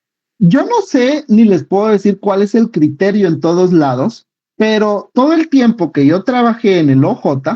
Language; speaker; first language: Spanish; native; Spanish